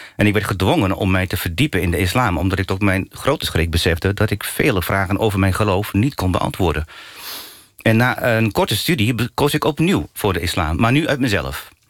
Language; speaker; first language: Dutch; early bilingual, other home language; Turkish